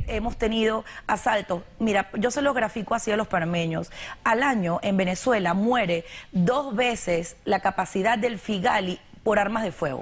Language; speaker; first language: Spanish; native; Spanish